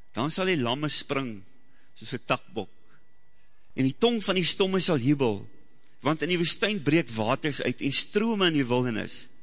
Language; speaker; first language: Afrikaans; native; Afrikaans